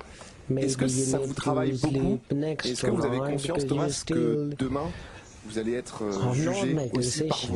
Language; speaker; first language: French; native; French